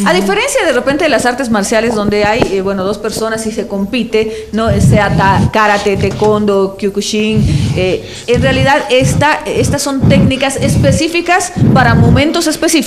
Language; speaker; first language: Spanish; native; Spanish